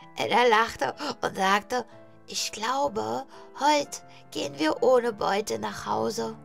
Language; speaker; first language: German; native; German